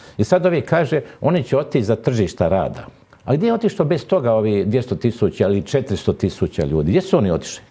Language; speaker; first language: Croatian; native; Croatian